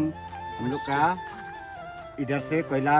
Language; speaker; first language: Hindi; non-native, local second language; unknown